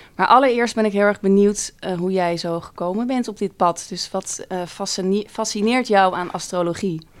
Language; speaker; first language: Dutch; native; Dutch